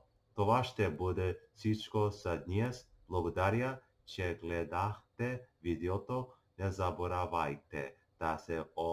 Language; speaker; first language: Bulgarian; non-native, learner; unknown